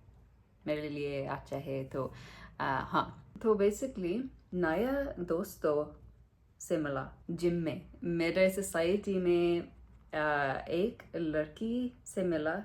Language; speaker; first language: Hindi; non-native, learner; English